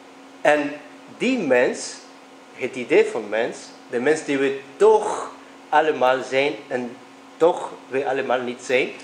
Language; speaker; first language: Dutch; non-native, fluent; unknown